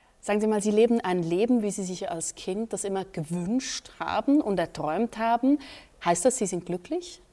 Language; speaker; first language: German; native; German